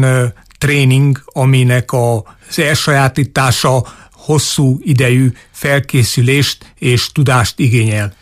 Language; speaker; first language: Hungarian; native; Hungarian